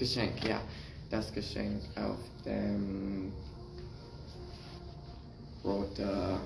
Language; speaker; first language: German; non-native, learner; English